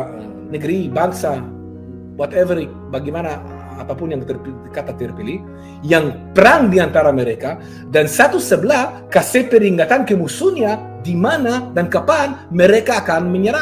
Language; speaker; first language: Indonesian; non-native, fluent; Hebrew